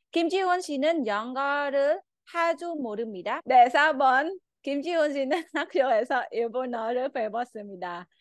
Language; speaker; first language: Korean; non-native, fluent; Khmer